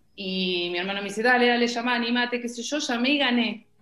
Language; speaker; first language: Spanish; native; Spanish